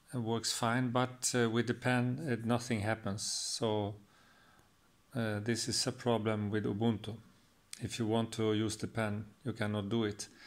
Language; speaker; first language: English; non-native, fluent; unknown